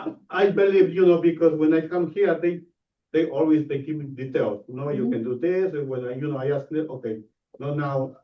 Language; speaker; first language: English; non-native, learner; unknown